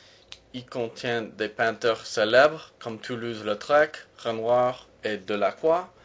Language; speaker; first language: French; non-native, learner; English